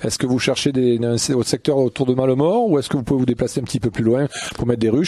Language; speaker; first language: French; native; French